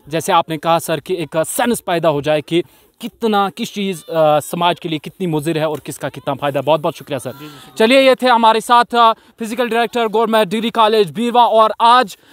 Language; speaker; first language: Hindi; non-native, local second language; Kashmiri